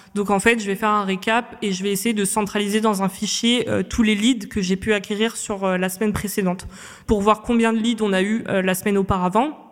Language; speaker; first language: French; native; French